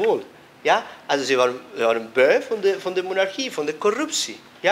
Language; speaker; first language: Dutch; non-native, fluent; Spanish